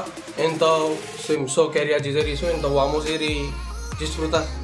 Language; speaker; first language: Portuguese; non-native, learner; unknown